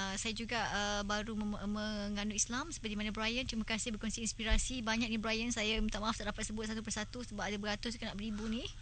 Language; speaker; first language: Malay; native; Malay